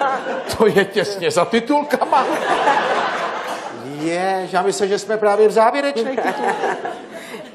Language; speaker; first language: Czech; native; Czech